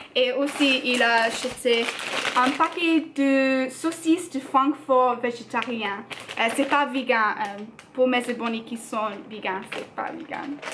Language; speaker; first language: French; non-native, learner; English